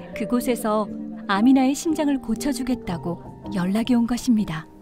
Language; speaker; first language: Korean; native; Korean